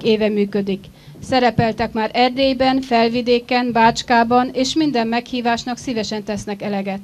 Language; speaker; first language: Hungarian; native; Hungarian